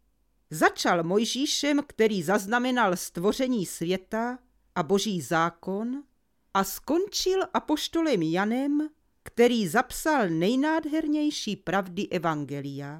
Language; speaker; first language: Czech; native; Czech